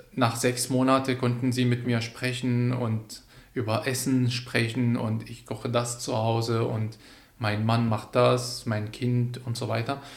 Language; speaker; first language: German; non-native, fluent; Arabic